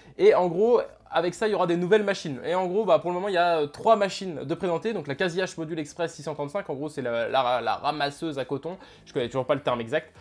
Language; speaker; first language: French; native; French